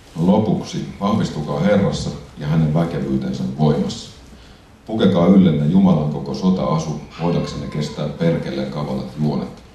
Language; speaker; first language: Finnish; native; Finnish